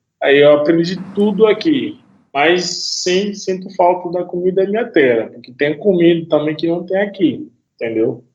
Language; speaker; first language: Portuguese; non-native, fluent; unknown